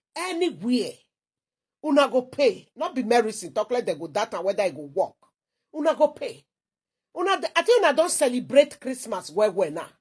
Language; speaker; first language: Nigerian Pidgin; non-native, local second language; Igbo